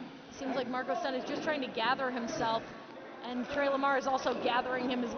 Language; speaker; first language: English; native; English